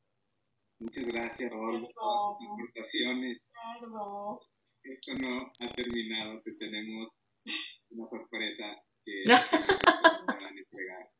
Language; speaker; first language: Spanish; native; Spanish